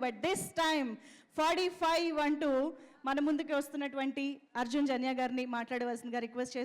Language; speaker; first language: Telugu; native; Telugu